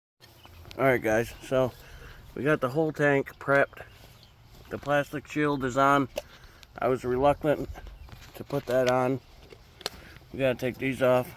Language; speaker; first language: English; native; English